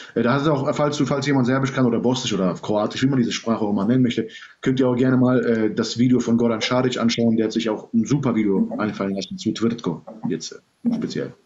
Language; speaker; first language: German; early bilingual, other home language; Serbian